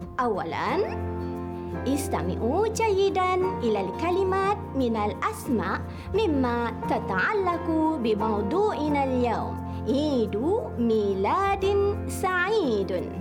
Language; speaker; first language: Arabic; non-native, fluent; Malay